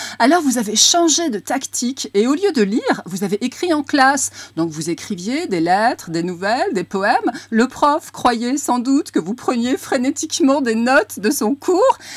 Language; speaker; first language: French; native; French